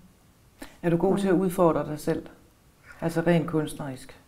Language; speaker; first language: Danish; native; Danish